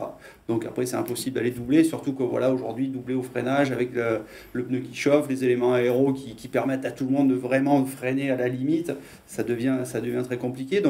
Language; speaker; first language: French; native; French